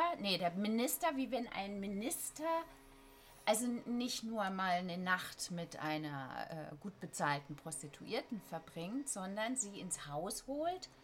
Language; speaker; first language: German; native; German